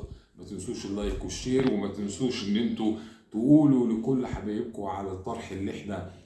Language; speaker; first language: Arabic; native; Arabic